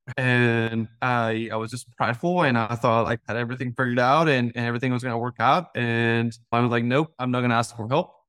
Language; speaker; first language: English; non-native, fluent; Spanish